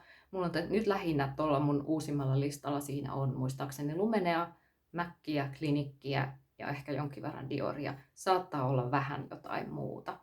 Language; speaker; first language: Finnish; native; Finnish